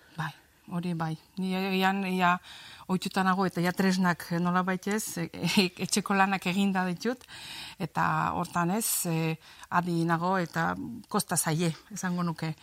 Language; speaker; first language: Basque; non-native, fluent; Azerbaijani